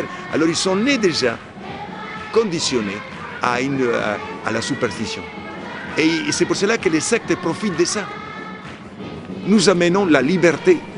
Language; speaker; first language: French; non-native, fluent; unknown